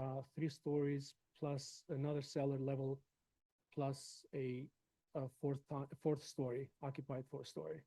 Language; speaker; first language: English; non-native, fluent; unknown